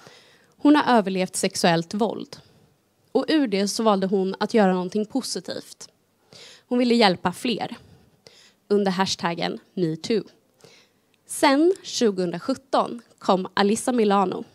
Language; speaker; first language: Swedish; native; Swedish